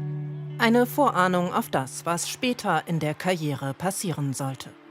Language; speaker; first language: German; native; German